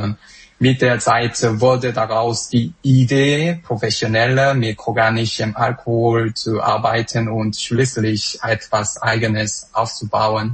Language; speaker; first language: German; non-native, fluent; Korean